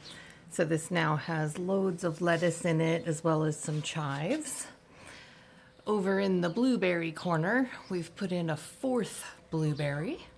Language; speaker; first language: English; native; English